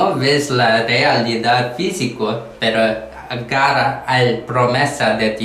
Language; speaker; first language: Spanish; non-native, learner; Korean